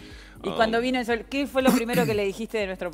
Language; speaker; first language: Spanish; native; Spanish